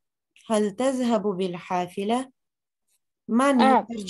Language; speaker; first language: Arabic; non-native, fluent; Uzbek